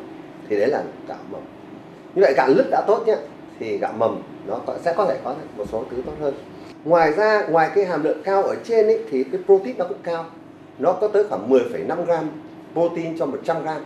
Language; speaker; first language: Vietnamese; native; Vietnamese